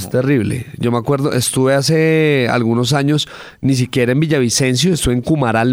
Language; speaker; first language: Spanish; native; Spanish